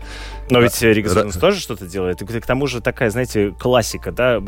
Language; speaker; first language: Russian; native; Russian